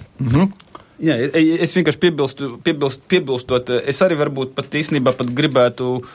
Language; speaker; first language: Latvian; non-native, local second language; Russian